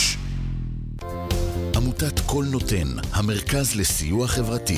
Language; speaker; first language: Hebrew; native; Hebrew